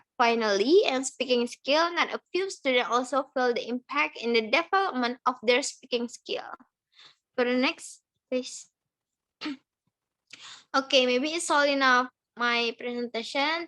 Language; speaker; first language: English; non-native, learner; Indonesian